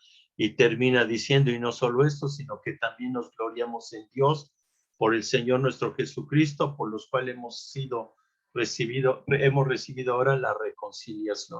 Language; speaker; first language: Spanish; native; Spanish